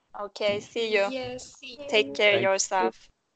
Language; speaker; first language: English; non-native, local second language; Turkish